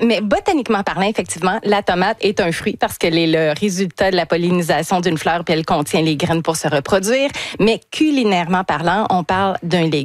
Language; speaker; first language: French; native; French